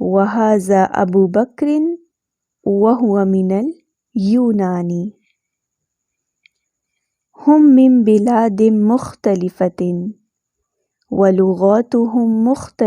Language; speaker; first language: Arabic; non-native, fluent; Urdu